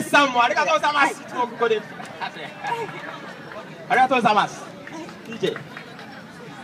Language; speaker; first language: Japanese; non-native, learner; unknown